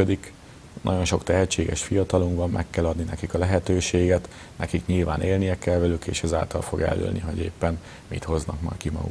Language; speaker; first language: Hungarian; native; Hungarian